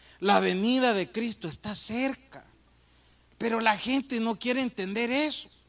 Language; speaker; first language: Spanish; native; Spanish